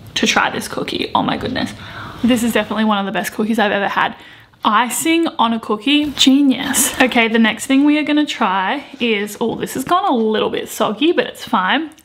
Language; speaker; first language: English; native; English